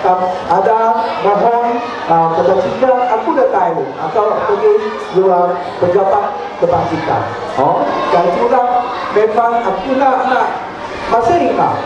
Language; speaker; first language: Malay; non-native, local second language; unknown